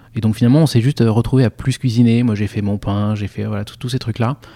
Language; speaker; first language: French; native; French